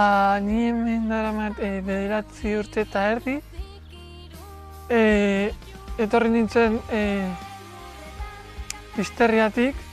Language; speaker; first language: Basque; non-native, learner; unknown